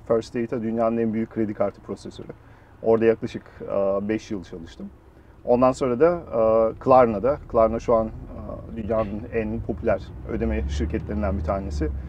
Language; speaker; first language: Turkish; early bilingual, heritage; Turkish